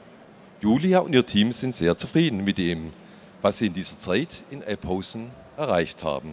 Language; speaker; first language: German; native; German